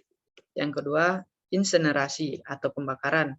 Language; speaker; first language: Indonesian; native; Indonesian